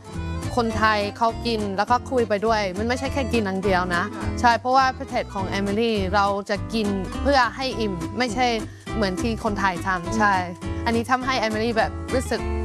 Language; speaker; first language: Thai; non-native, fluent; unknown